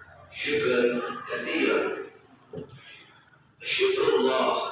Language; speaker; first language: Arabic; non-native, learner; Indonesian